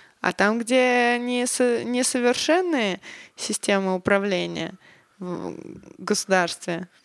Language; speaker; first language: Russian; native; Russian